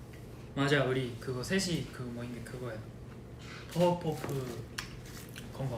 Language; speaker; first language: Korean; non-native, fluent; Japanese